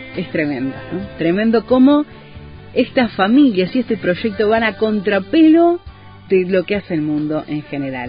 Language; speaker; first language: Spanish; native; Spanish